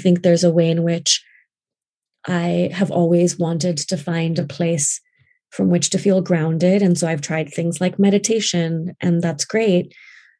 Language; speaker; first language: English; non-native, local second language; Urdu